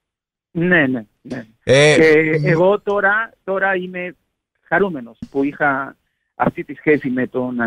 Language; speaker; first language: Greek; non-native, learner; Spanish